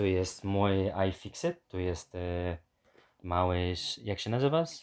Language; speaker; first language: Polish; non-native, learner; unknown